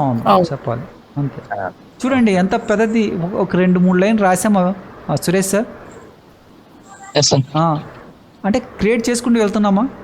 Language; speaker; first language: Telugu; native; Telugu